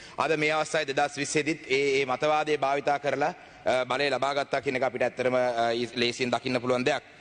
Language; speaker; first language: Sinhala; non-native, local second language; Tamil